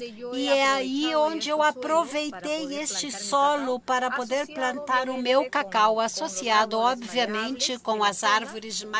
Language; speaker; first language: Portuguese; early bilingual, heritage; Spanish